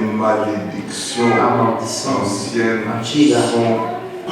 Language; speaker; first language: French; non-native, local second language; Lingala